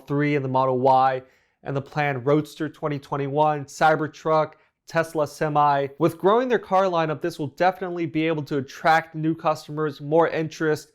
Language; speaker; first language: English; native; English